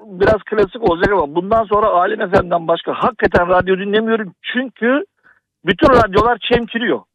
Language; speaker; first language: Turkish; native; Turkish